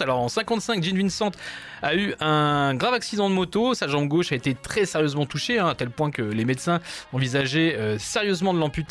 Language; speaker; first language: French; native; French